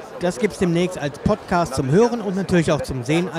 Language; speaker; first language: German; native; German